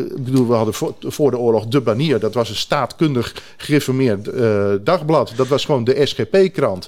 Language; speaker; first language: Dutch; native; Dutch